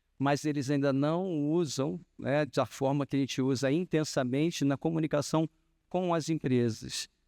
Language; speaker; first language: Portuguese; native; Portuguese